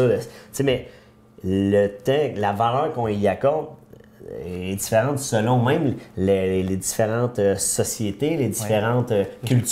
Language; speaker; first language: French; native; French